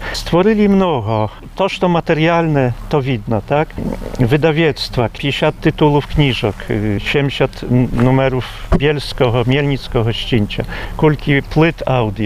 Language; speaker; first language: Polish; non-native, local second language; Belarusian